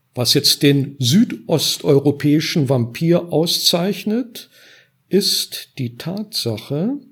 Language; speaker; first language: German; native; German